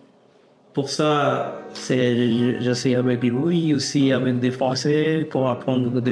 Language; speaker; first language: French; non-native, learner; Bangla